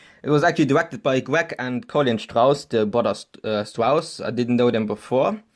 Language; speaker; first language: English; non-native, fluent; German